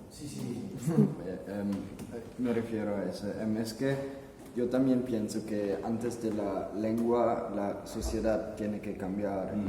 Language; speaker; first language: Spanish; non-native, fluent; German